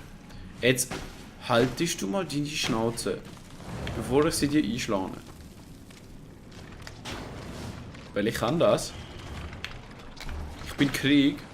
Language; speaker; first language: German; native; German